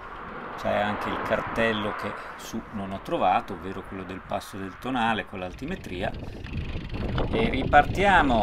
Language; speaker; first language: Italian; native; Italian